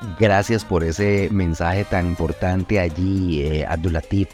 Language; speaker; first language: Spanish; native; Spanish